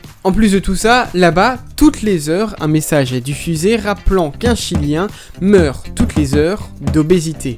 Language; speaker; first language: French; native; French